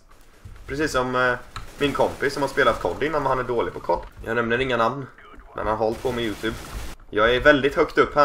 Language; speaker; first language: Swedish; native; Swedish